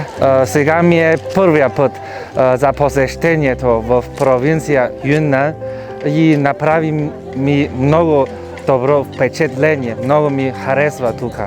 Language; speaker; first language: Bulgarian; non-native, fluent; Chinese